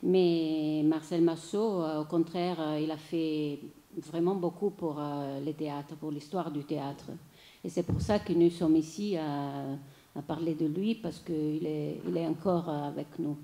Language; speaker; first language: French; non-native, fluent; Italian